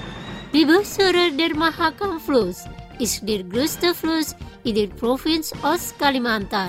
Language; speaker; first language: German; non-native, fluent; Indonesian